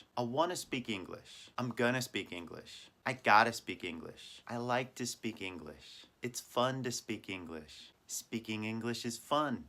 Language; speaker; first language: English; non-native, fluent; Japanese